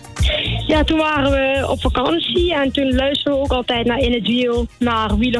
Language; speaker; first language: Dutch; native; Dutch